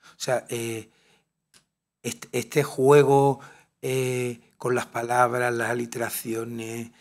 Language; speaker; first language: Spanish; native; Spanish